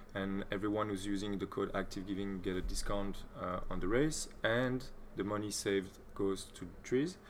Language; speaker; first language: English; non-native, fluent; French